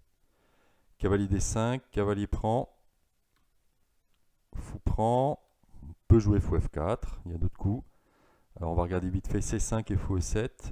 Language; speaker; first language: French; native; French